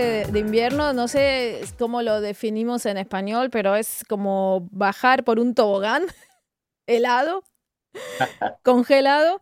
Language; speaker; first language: Spanish; native; Spanish